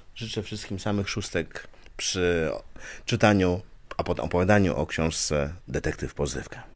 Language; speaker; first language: Polish; native; Polish